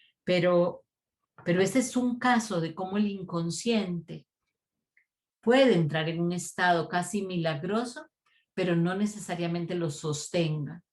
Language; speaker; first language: Spanish; native; Spanish